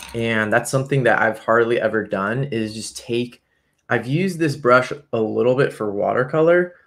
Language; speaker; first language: English; native; English